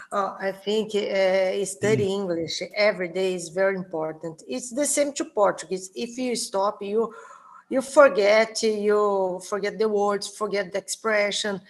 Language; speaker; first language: English; non-native, learner; Portuguese